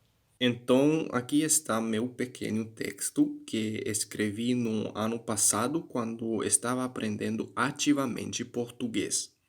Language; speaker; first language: Portuguese; non-native, fluent; Hungarian